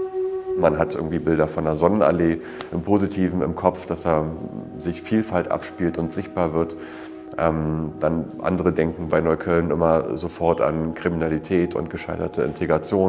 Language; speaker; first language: German; native; German